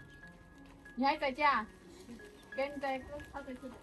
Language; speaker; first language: Chinese; non-native, fluent; Indonesian